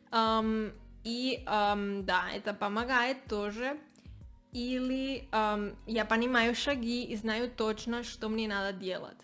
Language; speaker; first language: Russian; non-native, learner; Spanish